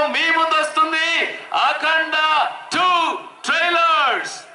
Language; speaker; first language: Telugu; native; Telugu